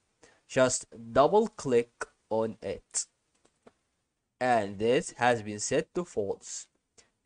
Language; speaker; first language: English; non-native, learner; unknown